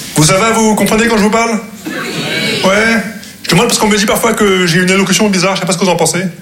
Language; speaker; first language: French; non-native, local second language; Arabic